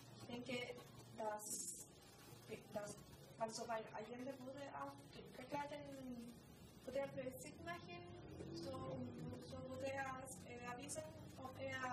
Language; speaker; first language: German; non-native, learner; Spanish